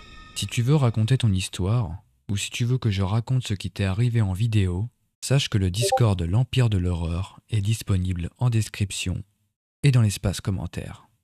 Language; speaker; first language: French; native; French